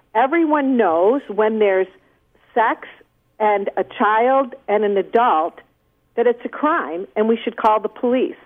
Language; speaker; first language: English; native; English